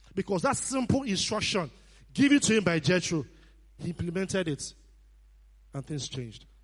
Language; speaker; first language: English; non-native, local second language; Nigerian Pidgin